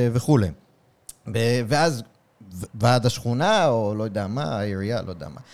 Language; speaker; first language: Hebrew; native; Hebrew